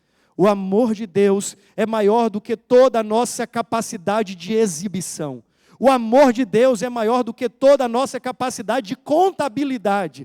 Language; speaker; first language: Portuguese; native; Portuguese